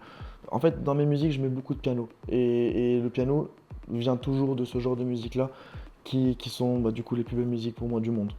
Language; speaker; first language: French; non-native, local second language; Arabic